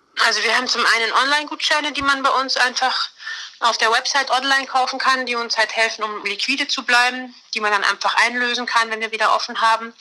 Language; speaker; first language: German; native; German